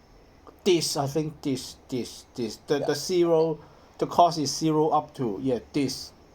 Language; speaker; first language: English; non-native, learner; Cantonese